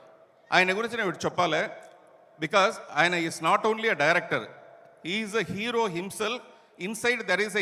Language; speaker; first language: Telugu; non-native, local second language; Tamil